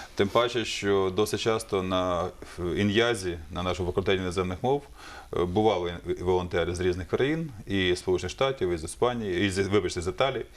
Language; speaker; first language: Ukrainian; native; Ukrainian